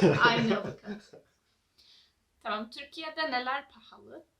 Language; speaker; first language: Turkish; native; Turkish